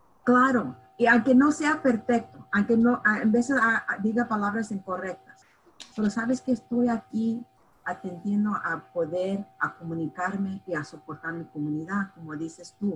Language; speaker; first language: Spanish; early bilingual, heritage; Spanish